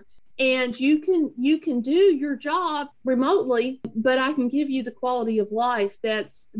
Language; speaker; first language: English; native; English